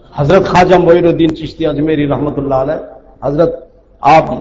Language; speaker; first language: Urdu; non-native, local second language; Saraiki